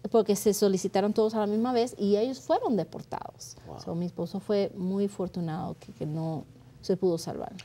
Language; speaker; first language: Spanish; early bilingual, heritage; Spanish